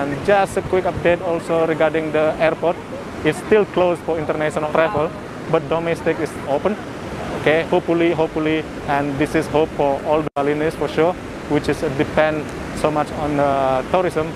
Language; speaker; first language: English; non-native, fluent; Indonesian